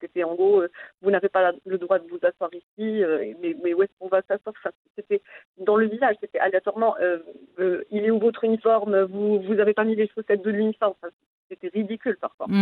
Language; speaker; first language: French; non-native, local second language; Arabic